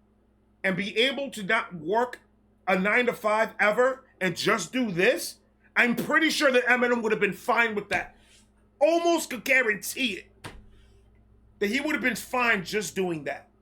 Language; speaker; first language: English; native; English